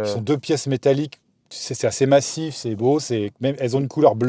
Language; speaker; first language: French; native; French